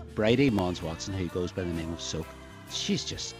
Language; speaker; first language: English; native; English